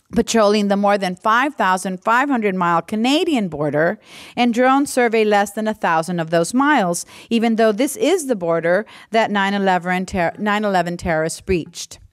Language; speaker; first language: English; native; English